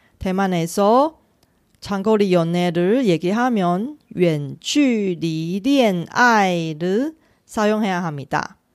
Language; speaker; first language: Korean; non-native, fluent; Chinese